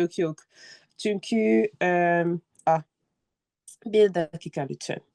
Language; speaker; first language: Turkish; non-native, learner; French